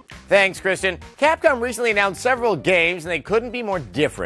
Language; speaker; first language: English; native; English